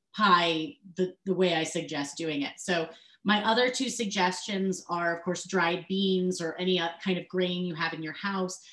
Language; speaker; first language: English; native; English